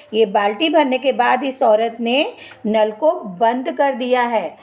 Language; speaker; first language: Hindi; non-native, local second language; Marathi